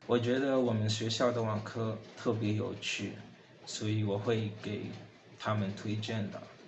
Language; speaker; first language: Chinese; non-native, learner; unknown